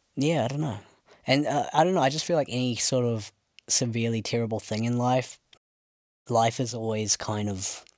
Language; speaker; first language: English; native; English